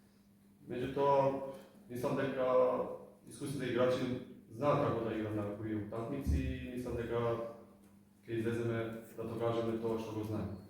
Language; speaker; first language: Macedonian; non-native, local second language; Albanian